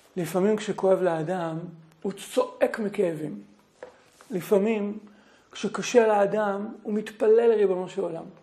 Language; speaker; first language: Hebrew; native; Hebrew